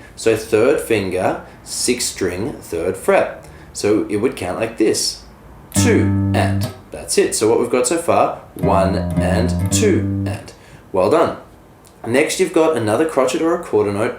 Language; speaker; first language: English; native; English